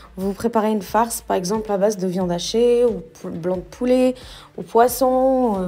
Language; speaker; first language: French; non-native, local second language; Arabic